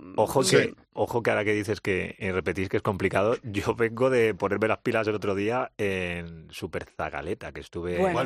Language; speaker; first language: Spanish; native; Spanish